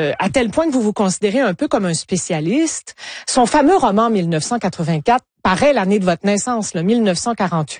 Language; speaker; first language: French; native; French